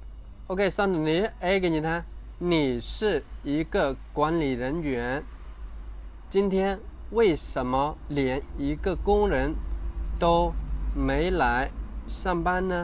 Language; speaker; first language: Chinese; non-native, fluent; Khmer